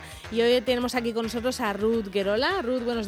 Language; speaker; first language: Spanish; native; Spanish